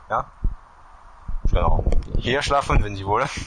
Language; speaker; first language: German; non-native, learner; Portuguese